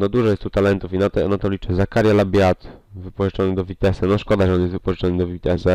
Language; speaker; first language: Polish; native; Polish